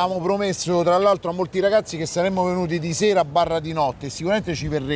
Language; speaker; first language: Italian; native; Italian